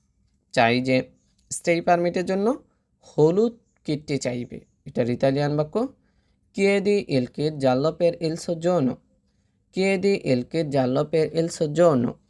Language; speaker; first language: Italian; non-native, fluent; Bangla